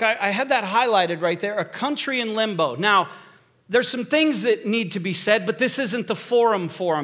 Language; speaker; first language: English; native; English